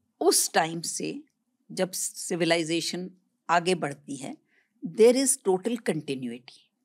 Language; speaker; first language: Hindi; native; Hindi